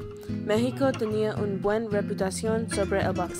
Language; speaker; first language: Spanish; non-native, learner; English